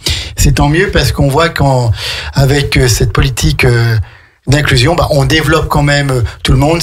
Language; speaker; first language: French; native; French